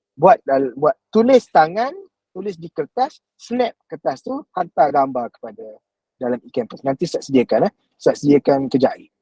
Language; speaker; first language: Malay; native; Malay